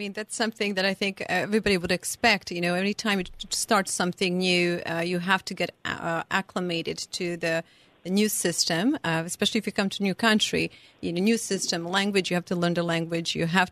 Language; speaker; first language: English; non-native, fluent; Serbian